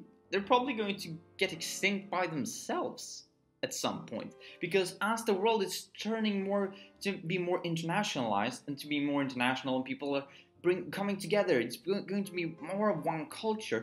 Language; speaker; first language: English; non-native, fluent; Swedish